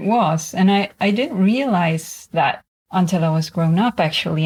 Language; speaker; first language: English; non-native, fluent; Swedish